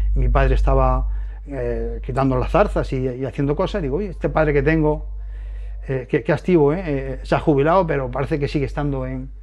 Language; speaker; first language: Spanish; native; Spanish